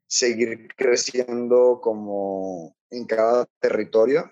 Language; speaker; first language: Spanish; native; Spanish